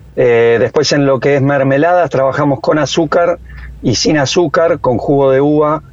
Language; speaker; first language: Spanish; native; Spanish